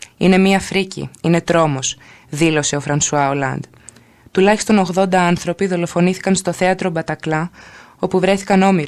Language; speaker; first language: Greek; native; Greek